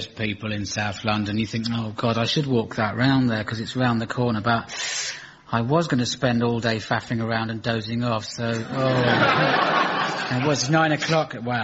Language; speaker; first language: English; native; English